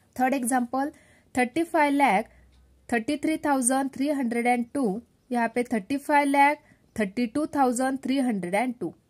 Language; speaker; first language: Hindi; non-native, local second language; Marathi